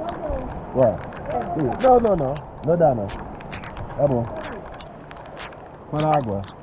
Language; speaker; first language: Portuguese; non-native, learner; English